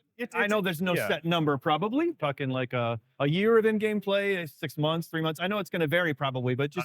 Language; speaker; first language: English; native; English